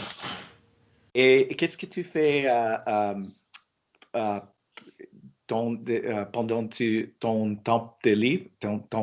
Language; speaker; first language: French; non-native, learner; English